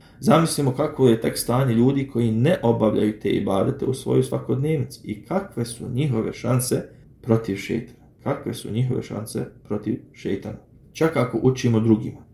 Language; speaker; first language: Bosnian; native; Bosnian